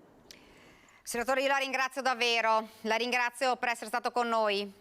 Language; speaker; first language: Italian; native; Italian